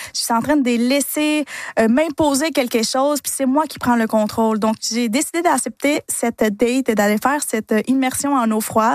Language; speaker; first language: French; non-native, fluent; Spanish